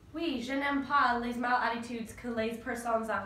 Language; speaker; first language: French; non-native, learner; English